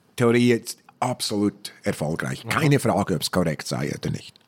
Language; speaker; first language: German; native; German